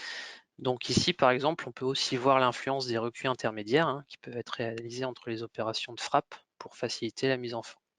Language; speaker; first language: French; native; French